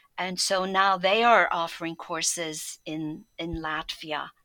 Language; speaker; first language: English; early bilingual, other home language; Polish